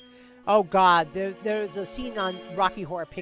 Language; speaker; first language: English; native; English